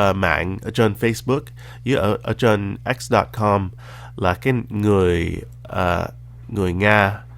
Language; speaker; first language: Vietnamese; early bilingual, heritage; Vietnamese